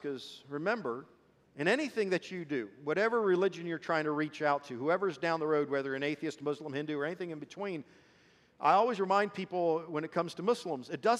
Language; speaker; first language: English; early bilingual, other home language; Swedish